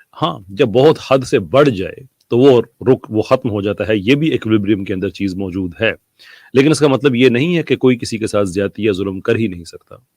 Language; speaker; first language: Urdu; non-native, local second language; Punjabi